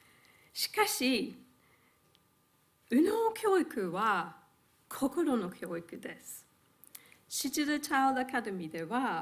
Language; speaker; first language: Japanese; non-native, fluent; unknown